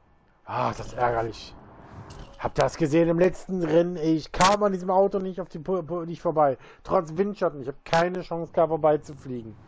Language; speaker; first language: German; native; German